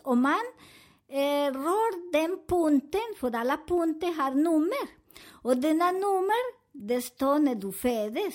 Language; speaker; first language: Swedish; non-native, learner; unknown